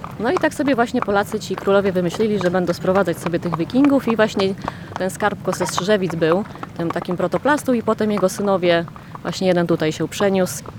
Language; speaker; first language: Polish; native; Polish